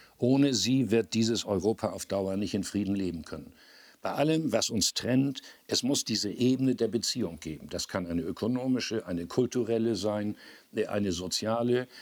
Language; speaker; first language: German; native; German